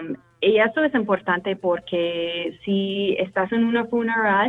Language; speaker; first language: Spanish; non-native, fluent; English